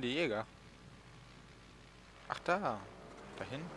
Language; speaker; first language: German; native; German